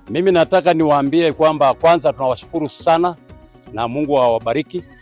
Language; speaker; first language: Swahili; non-native, local second language; Masai